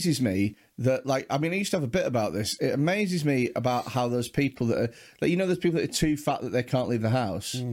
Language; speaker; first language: English; native; English